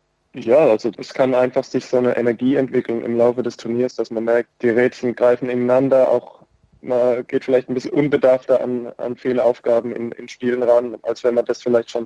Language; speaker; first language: German; native; German